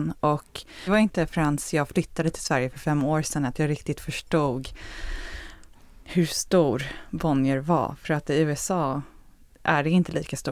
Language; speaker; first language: Swedish; early bilingual, heritage; Swedish